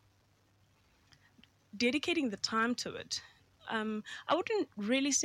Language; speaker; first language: English; non-native, local second language; Xhosa